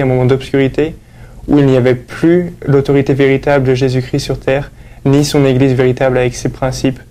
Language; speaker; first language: French; native; French